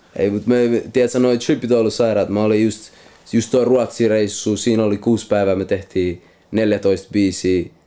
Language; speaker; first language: Finnish; non-native, local second language; Swedish